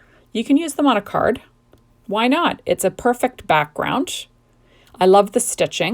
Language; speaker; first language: English; native; English